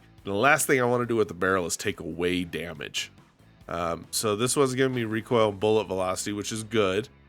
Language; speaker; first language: English; native; English